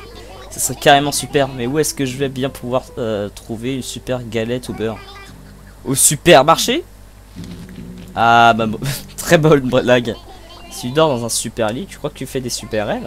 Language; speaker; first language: French; native; French